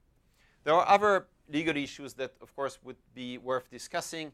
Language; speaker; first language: English; non-native, fluent; French